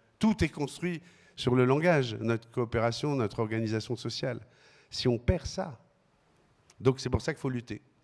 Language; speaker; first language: French; native; French